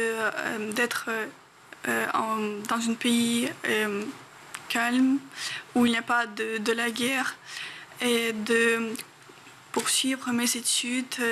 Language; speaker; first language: French; non-native, fluent; Ukrainian